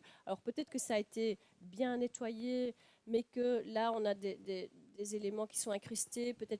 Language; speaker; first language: French; native; French